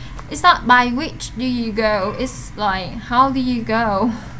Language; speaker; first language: English; non-native, learner; Vietnamese